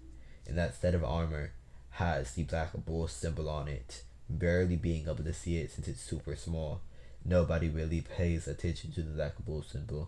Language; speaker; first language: English; native; English